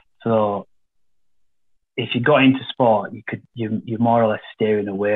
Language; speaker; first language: English; native; English